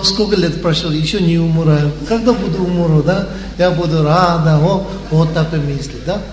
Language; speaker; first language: Russian; non-native, learner; Tibetan